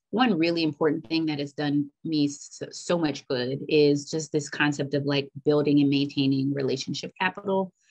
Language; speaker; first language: English; native; English